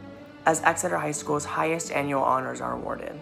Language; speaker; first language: English; native; English